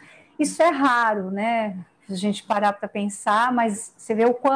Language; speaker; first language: Portuguese; native; Portuguese